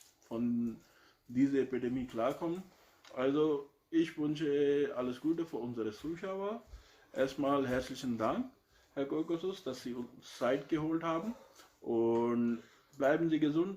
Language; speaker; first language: German; non-native, learner; Urdu